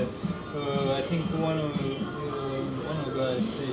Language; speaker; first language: English; non-native, learner; Romanian